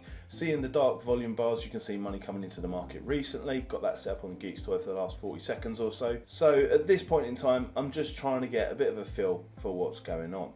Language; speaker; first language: English; native; English